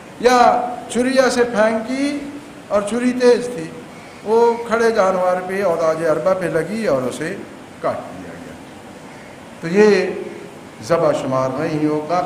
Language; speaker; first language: Urdu; non-native, local second language; Punjabi